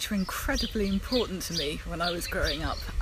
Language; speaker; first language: English; native; English